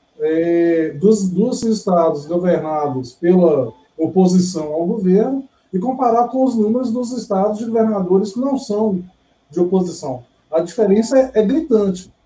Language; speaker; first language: Portuguese; native; Portuguese